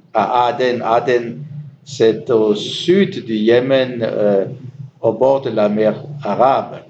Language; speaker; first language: French; non-native, learner; German